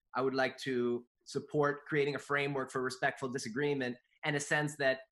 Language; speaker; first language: English; native; English